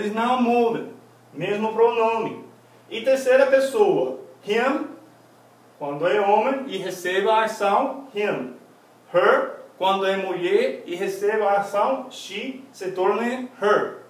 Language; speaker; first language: Portuguese; non-native, fluent; English